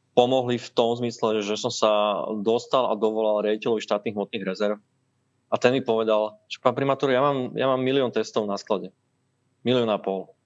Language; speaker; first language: Slovak; native; Slovak